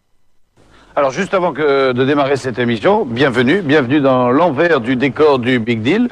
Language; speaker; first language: French; native; French